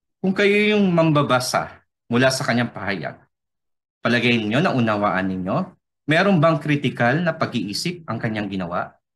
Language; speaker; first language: Filipino; non-native, local second language; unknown